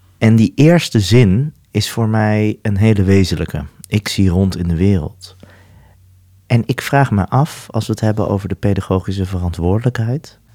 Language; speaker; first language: Dutch; native; Dutch